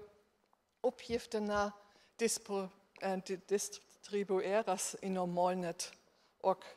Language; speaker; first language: Swedish; non-native, fluent; German